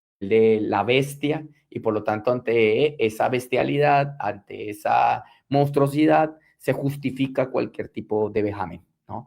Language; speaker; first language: Spanish; native; Spanish